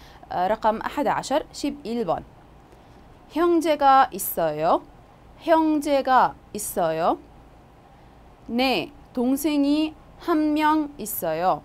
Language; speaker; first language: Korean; non-native, fluent; Arabic